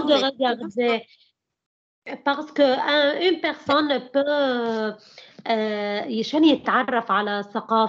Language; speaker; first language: French; non-native, learner; Arabic